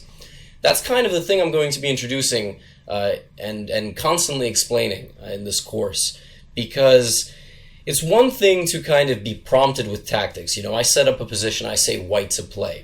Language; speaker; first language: English; native; English